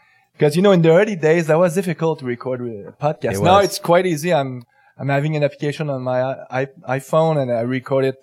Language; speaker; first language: English; non-native, fluent; French